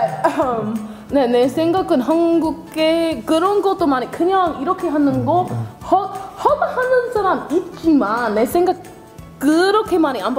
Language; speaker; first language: Korean; non-native, learner; English